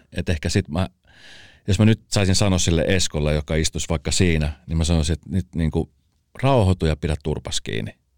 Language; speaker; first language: Finnish; early bilingual, other home language; Spanish